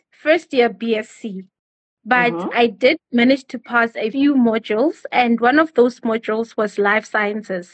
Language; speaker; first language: English; non-native, local second language; Northern Sotho